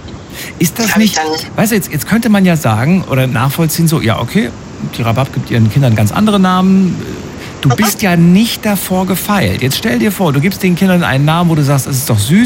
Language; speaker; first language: German; native; German